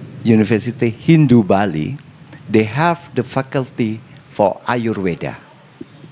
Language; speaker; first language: English; non-native, learner; Indonesian